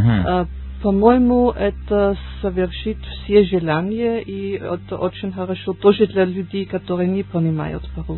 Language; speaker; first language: Russian; non-native, learner; German